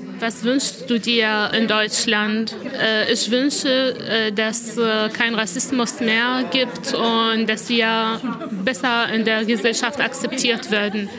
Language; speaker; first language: German; non-native, learner; Arabic